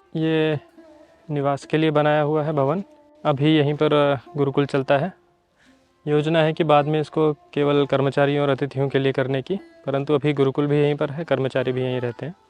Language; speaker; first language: Hindi; native; Hindi